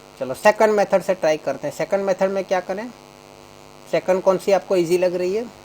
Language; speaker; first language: Hindi; non-native, local second language; Gujarati